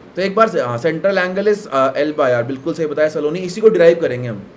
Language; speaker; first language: Hindi; native; Hindi